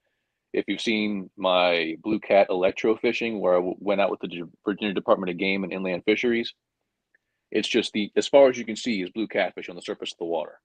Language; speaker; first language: English; native; English